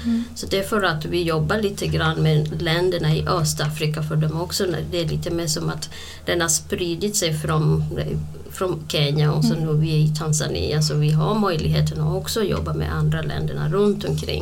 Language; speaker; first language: Swedish; non-native, fluent; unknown